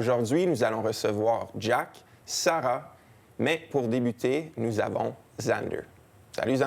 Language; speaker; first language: French; native; French